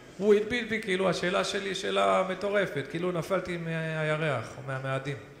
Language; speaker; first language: Hebrew; native; Hebrew